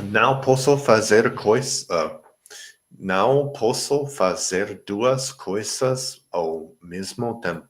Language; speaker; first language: Portuguese; non-native, learner; English